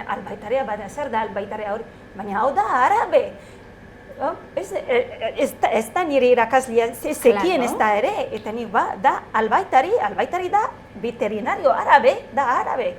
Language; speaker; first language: Basque; non-native, learner; Arabic